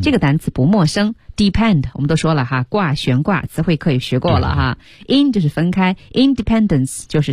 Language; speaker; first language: Chinese; native; Chinese